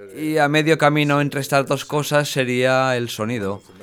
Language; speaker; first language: Spanish; non-native, learner; Dutch